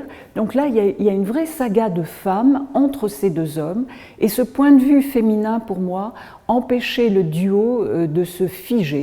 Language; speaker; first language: French; native; French